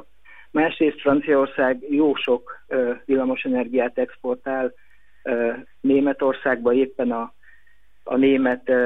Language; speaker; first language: Hungarian; native; Hungarian